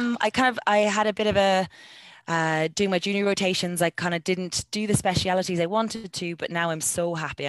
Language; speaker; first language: English; native; English